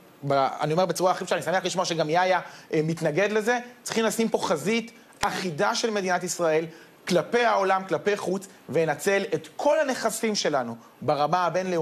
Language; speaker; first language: Hebrew; native; Hebrew